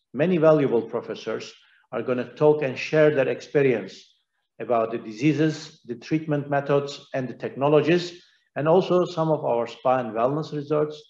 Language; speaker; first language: English; non-native, fluent; Turkish